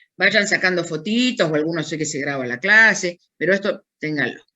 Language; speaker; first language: Spanish; native; Spanish